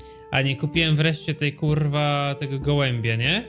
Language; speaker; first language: Polish; native; Polish